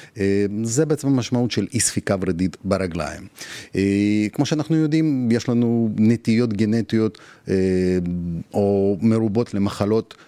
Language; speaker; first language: Hebrew; non-native, fluent; Russian